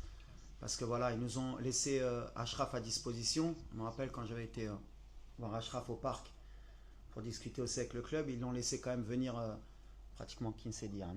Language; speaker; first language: French; native; French